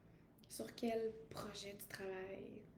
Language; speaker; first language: French; native; French